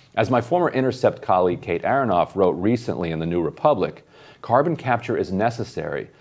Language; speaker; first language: English; native; English